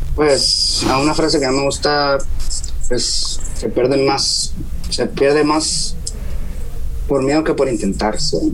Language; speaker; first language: Spanish; native; Spanish